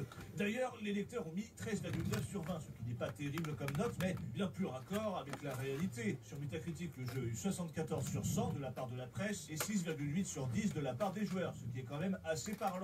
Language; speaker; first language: French; native; French